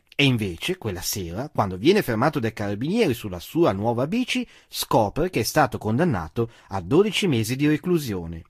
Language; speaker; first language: Italian; native; Italian